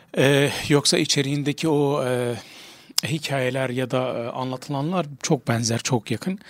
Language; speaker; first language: Turkish; non-native, local second language; Kurdish